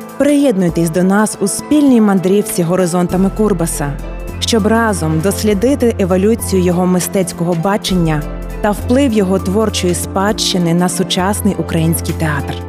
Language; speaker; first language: Ukrainian; native; Ukrainian